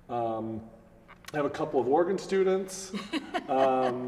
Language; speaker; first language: English; native; English